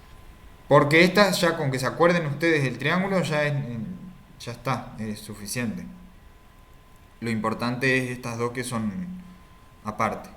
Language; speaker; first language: Spanish; native; Spanish